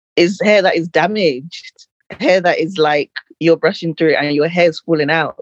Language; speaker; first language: English; native; English